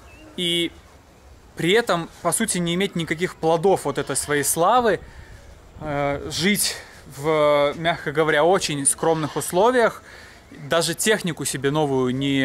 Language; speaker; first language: Russian; native; Russian